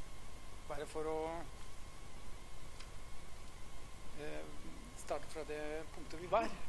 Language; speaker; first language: Norwegian; non-native, fluent; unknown